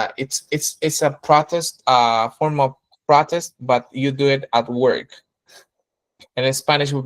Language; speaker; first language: English; non-native, fluent; Spanish